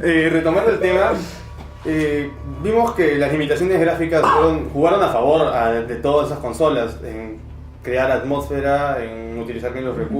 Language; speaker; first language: Spanish; native; Spanish